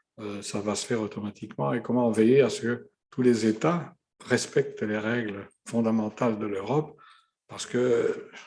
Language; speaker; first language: French; native; French